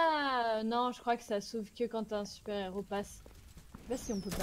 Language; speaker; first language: French; native; French